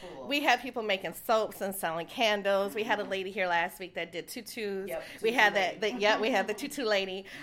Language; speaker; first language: English; native; English